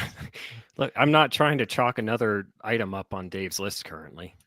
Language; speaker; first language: English; native; English